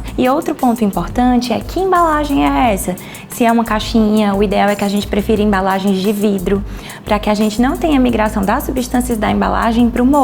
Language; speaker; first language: Portuguese; native; Portuguese